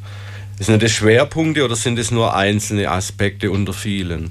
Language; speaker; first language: German; native; German